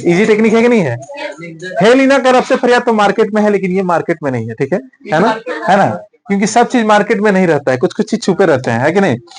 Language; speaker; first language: Hindi; native; Hindi